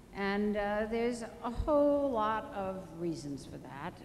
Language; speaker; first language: English; native; English